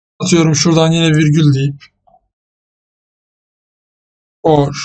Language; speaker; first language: Turkish; native; Turkish